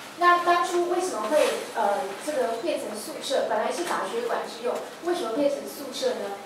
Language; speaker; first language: Chinese; native; Chinese